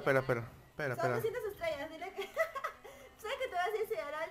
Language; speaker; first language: Spanish; native; Spanish